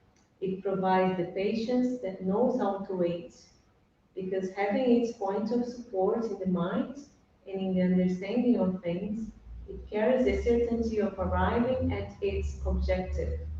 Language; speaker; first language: English; non-native, fluent; Portuguese